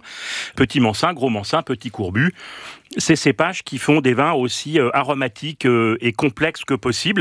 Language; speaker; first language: French; native; French